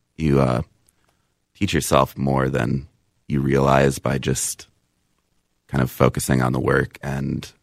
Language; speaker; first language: English; native; English